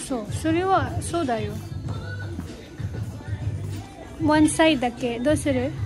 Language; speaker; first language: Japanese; non-native, learner; Filipino